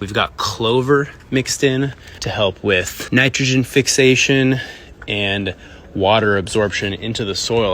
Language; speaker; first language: English; native; English